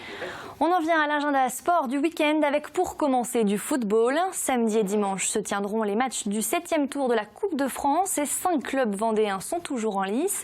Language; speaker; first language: French; native; French